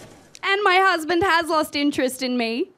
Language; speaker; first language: English; native; English